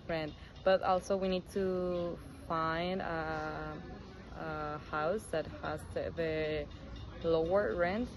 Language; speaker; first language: English; non-native, fluent; Spanish